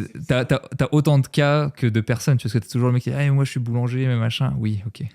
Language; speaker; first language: French; native; French